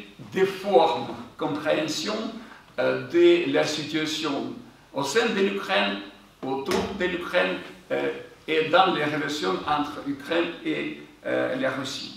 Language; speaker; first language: French; non-native, fluent; Ukrainian